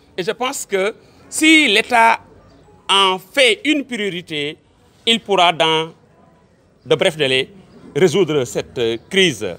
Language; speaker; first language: French; non-native, local second language; Wolof